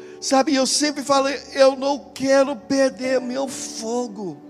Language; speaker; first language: Portuguese; non-native, fluent; English